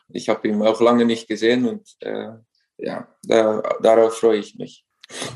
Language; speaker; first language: German; non-native, fluent; Dutch